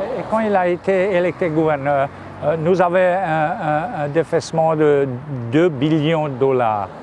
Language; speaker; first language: French; native; French